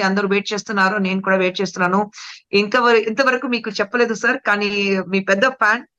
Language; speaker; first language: Telugu; non-native, fluent; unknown